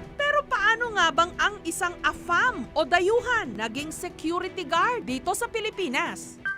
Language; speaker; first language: Filipino; native; Filipino